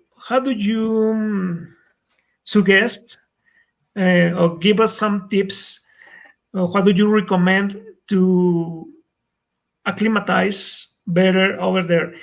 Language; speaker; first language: English; non-native, fluent; Spanish